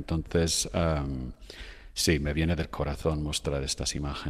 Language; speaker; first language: Spanish; non-native, fluent; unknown